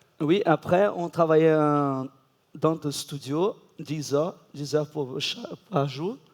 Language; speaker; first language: French; non-native, learner; Portuguese